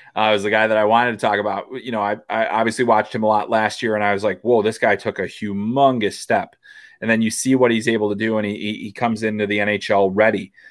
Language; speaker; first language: English; native; English